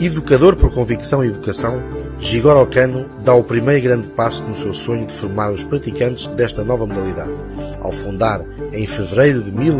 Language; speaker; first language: Portuguese; native; Portuguese